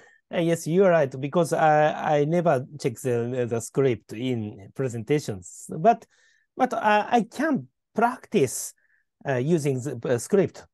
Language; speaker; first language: English; non-native, learner; Japanese